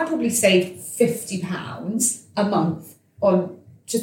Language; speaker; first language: English; native; English